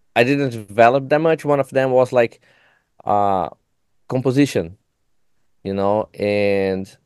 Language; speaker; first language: English; non-native, fluent; Portuguese